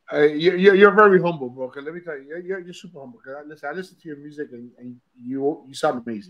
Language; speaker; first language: English; early bilingual, other home language; Spanish